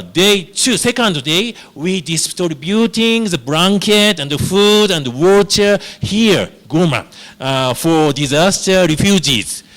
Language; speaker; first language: English; non-native, learner; Japanese